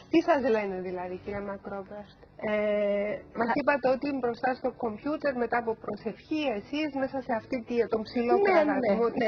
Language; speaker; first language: Greek; native; Greek